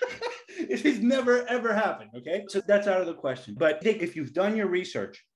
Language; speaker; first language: English; native; English